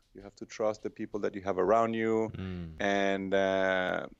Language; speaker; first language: English; non-native, fluent; Spanish